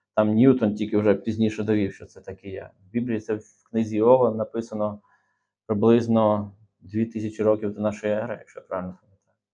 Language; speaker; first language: Ukrainian; native; Ukrainian